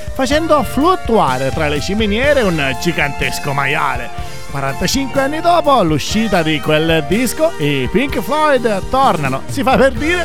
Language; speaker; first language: Italian; native; Italian